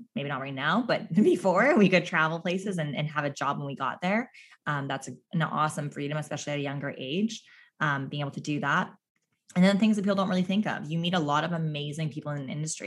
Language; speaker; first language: English; native; English